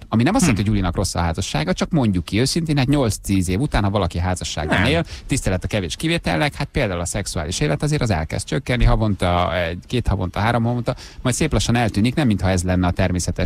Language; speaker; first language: Hungarian; native; Hungarian